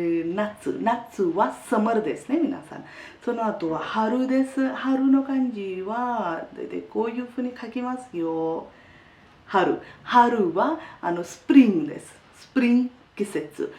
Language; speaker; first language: Japanese; non-native, fluent; Hindi